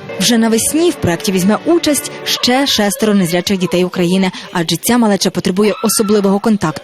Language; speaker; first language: Ukrainian; native; Ukrainian